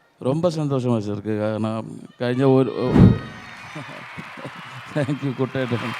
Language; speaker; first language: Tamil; non-native, learner; Malayalam